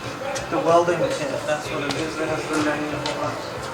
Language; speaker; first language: English; native; English